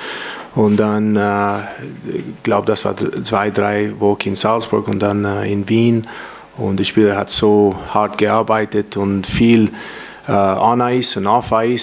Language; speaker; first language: German; non-native, learner; English